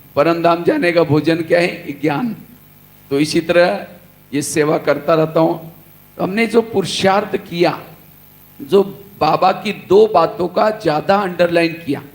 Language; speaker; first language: Hindi; non-native, local second language; Marathi